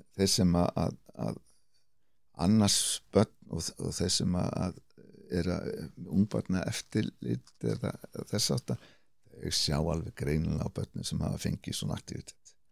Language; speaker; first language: Icelandic; native; Icelandic